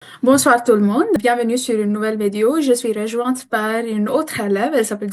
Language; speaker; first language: French; non-native, fluent; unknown